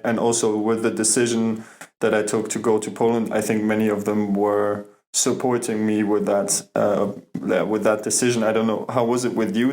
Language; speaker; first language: English; non-native, fluent; German